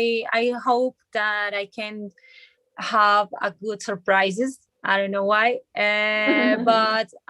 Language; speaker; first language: English; non-native, learner; Spanish